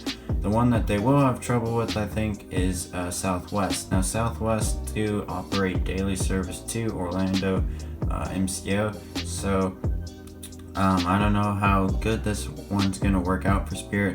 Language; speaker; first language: English; native; English